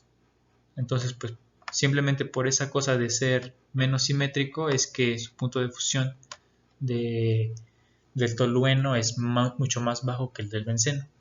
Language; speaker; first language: Spanish; native; Spanish